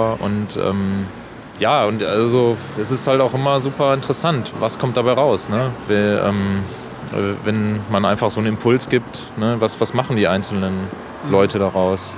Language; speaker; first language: German; native; German